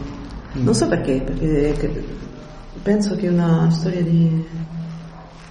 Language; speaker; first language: Italian; early bilingual, heritage; French